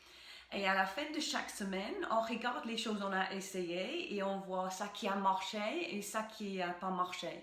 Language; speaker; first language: French; non-native, fluent; English